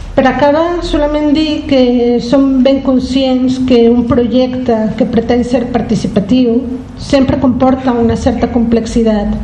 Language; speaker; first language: Catalan; non-native, local second language; Spanish